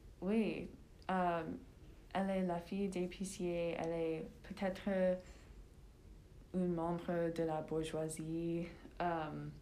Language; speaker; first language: French; non-native, learner; English